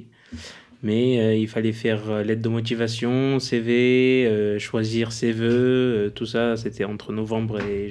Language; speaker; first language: French; non-native, fluent; Arabic